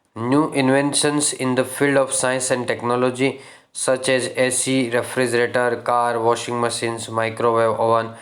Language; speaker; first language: English; non-native, local second language; Gujarati